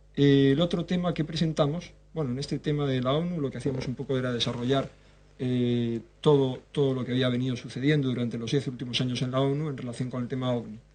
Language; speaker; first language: Spanish; native; Spanish